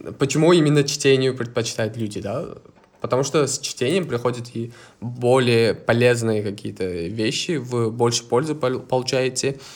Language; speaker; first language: Russian; non-native, local second language; Uzbek